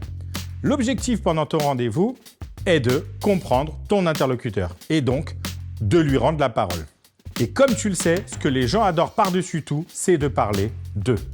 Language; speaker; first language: French; native; French